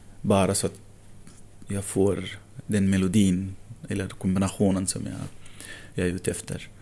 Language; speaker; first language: Swedish; non-native, fluent; Arabic